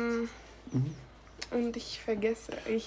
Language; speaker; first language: German; non-native, learner; Greek